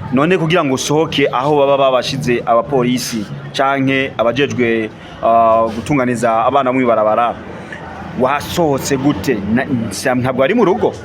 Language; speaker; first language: Rundi; native; Rundi